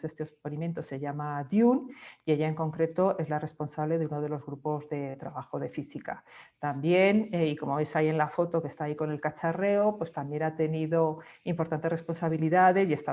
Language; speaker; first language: Spanish; native; Spanish